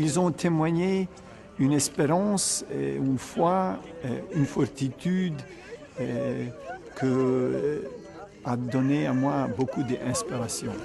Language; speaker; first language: French; non-native, fluent; Ukrainian